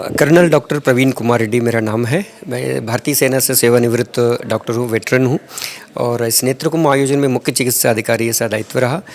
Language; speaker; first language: Hindi; non-native, local second language; Telugu